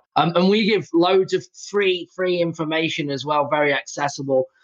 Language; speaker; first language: English; native; English